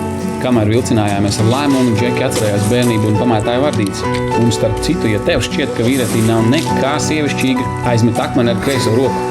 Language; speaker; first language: Latvian; native; Latvian